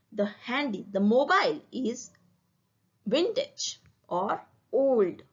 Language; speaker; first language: English; non-native, fluent; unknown